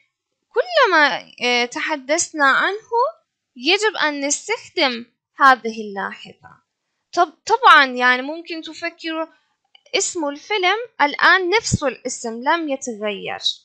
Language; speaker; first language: Arabic; non-native, fluent; Turkish